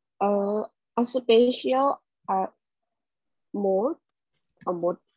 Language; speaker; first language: English; non-native, learner; Thai